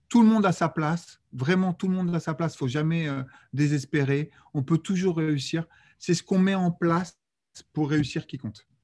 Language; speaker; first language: French; native; French